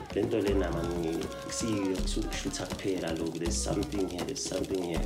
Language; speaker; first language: English; non-native, local second language; Zulu